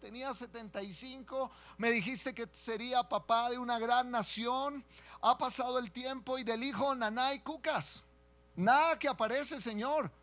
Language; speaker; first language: Spanish; native; Spanish